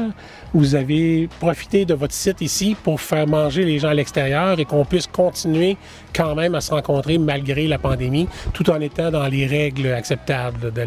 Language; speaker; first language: French; native; French